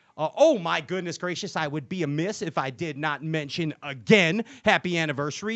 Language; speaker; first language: English; native; English